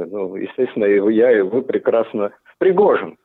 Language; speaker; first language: Russian; native; Russian